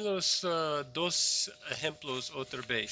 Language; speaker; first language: Spanish; non-native, learner; English